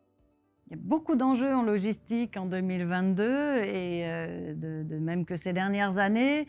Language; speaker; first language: French; native; French